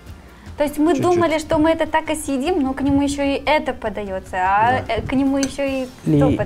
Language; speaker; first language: Russian; non-native, local second language; Kyrgyz